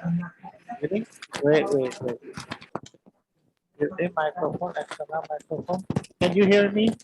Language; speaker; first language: English; non-native, learner; Indonesian